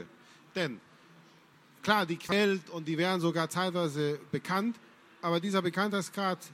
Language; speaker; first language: German; non-native, fluent; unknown